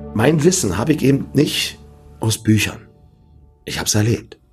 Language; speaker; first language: German; native; German